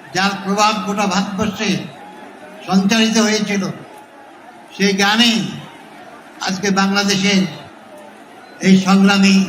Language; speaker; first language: Bangla; native; Bangla